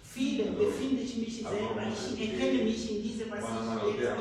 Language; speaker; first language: German; non-native, fluent; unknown